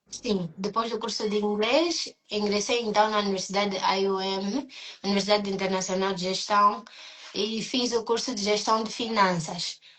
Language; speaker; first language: Portuguese; native; Portuguese